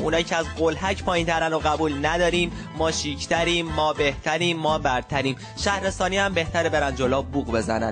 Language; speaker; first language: Persian; native; Persian